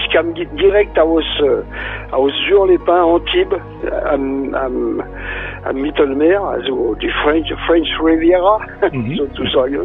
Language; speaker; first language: German; non-native, fluent; French